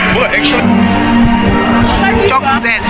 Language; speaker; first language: Turkish; non-native, learner; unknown